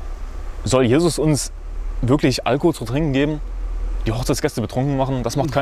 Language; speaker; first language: German; native; German